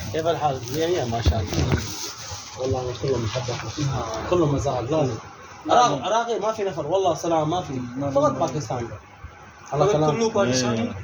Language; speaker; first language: Arabic; non-native, learner; Urdu